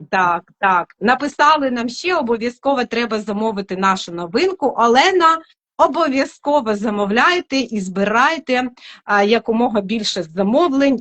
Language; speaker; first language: Ukrainian; non-native, local second language; Russian